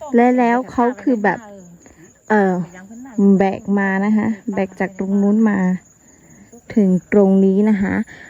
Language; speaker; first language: Thai; non-native, local second language; Shan